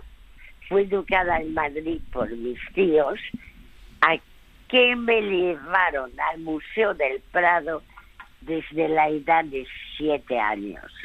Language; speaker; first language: Spanish; early bilingual, other home language; French